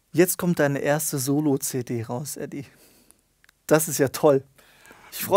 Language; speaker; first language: German; native; German